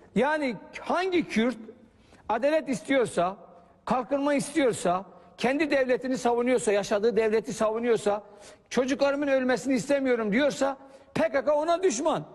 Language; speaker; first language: Turkish; non-native, local second language; Kurdish